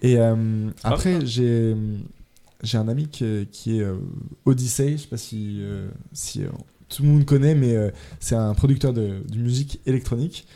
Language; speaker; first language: French; native; French